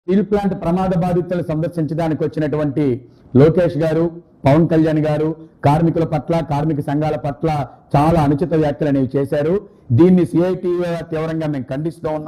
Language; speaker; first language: Telugu; native; Telugu